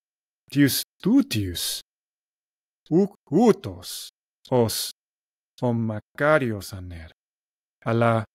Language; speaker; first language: Greek; non-native, learner; English